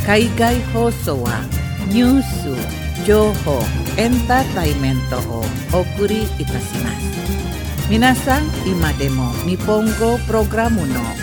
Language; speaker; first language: Japanese; non-native, fluent; Indonesian